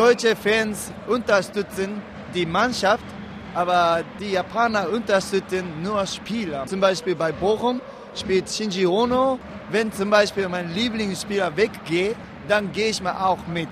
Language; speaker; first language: German; non-native, fluent; Japanese